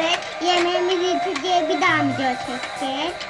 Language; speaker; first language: Turkish; native; Turkish